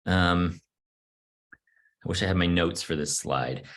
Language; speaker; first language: English; native; English